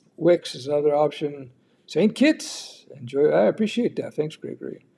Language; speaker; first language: English; native; English